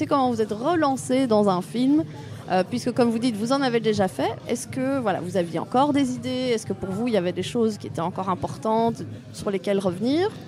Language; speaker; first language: French; native; French